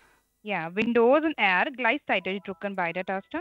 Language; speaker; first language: German; non-native, learner; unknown